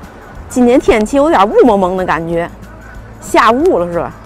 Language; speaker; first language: Chinese; native; Chinese